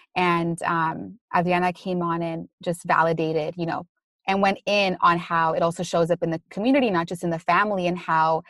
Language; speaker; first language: English; native; English